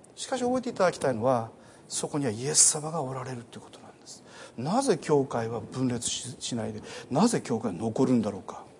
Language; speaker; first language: Japanese; native; Japanese